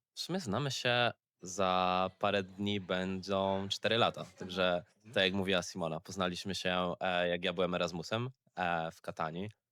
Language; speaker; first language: Polish; native; Polish